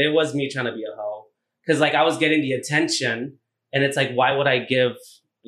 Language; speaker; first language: English; native; English